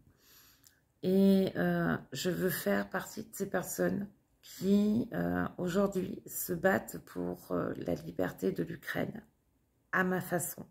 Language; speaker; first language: French; native; French